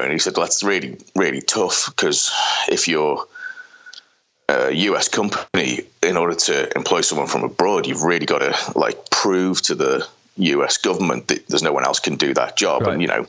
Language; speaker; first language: English; native; English